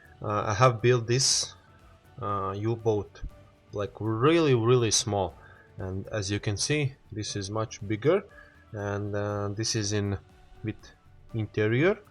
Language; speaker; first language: English; non-native, learner; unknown